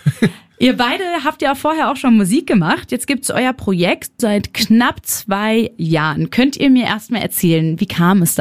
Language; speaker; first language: German; native; German